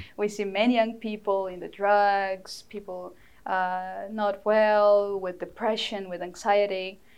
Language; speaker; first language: English; non-native, fluent; Portuguese